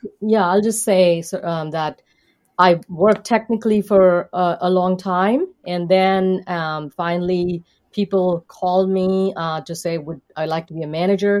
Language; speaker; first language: English; non-native, local second language; Hindi